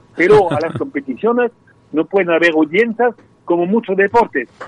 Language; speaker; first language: Spanish; non-native, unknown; French